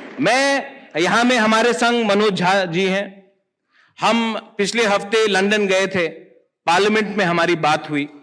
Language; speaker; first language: Hindi; non-native, local second language; Kok Borok